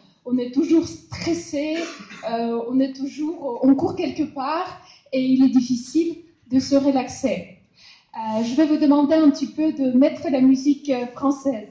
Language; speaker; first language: French; non-native, fluent; Russian